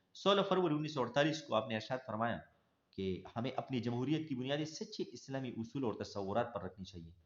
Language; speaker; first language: Urdu; non-native, local second language; Pashto